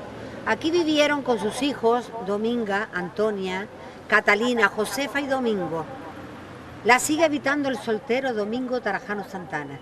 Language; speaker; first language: Spanish; native; Spanish